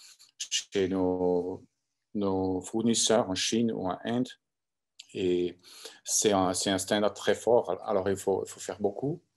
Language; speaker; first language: French; non-native, local second language; German